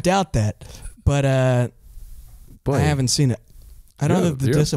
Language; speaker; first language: English; native; English